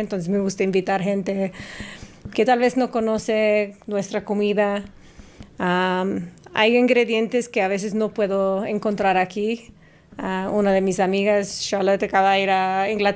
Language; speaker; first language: Spanish; non-native, fluent; English